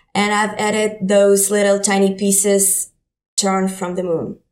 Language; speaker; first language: English; non-native, fluent; Ukrainian